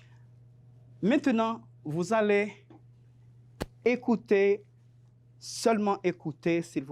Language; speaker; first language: French; non-native, fluent; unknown